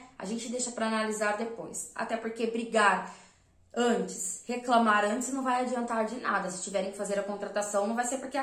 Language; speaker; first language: Portuguese; native; Portuguese